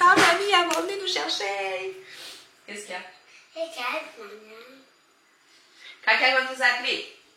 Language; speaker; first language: French; native; French